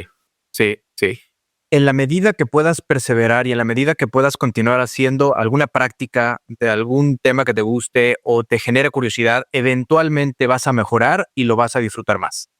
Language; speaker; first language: Spanish; native; Spanish